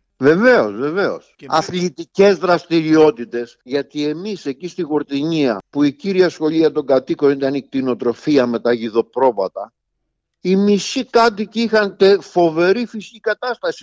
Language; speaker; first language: Greek; native; Greek